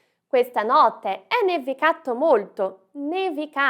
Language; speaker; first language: Italian; non-native, fluent; Portuguese